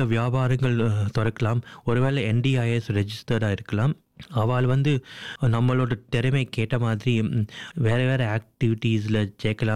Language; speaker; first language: Tamil; early bilingual, heritage; Tamil